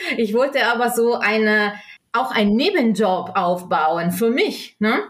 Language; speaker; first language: German; non-native, local second language; Italian